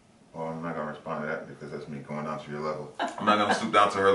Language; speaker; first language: English; native; English